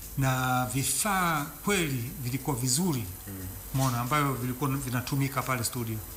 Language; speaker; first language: Swahili; non-native, fluent; Danish